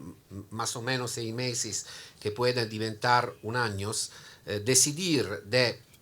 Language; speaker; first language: Spanish; non-native, learner; Italian